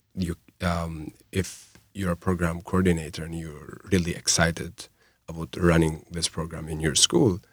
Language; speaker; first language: English; non-native, fluent; Albanian